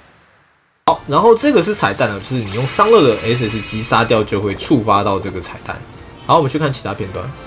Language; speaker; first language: Chinese; native; Chinese